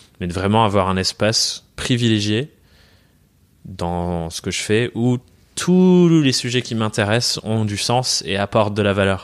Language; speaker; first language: French; native; French